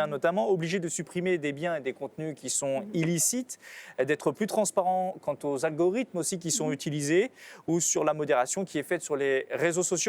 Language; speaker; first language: French; native; French